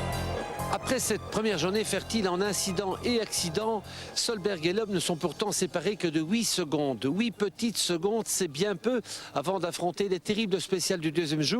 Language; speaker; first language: French; native; French